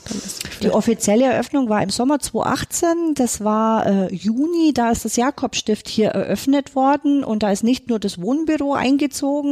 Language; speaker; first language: German; native; German